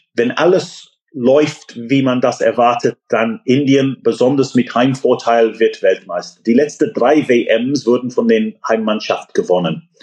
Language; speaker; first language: German; non-native, fluent; English